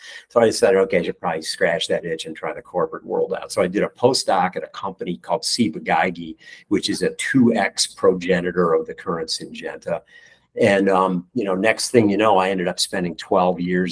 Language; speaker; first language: English; native; English